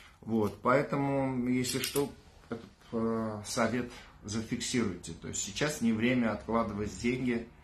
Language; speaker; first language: Russian; non-native, local second language; Armenian